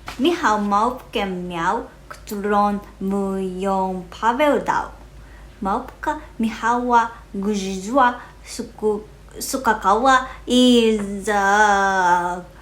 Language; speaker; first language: Polish; non-native, learner; Japanese